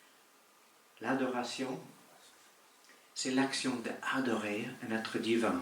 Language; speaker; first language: French; native; French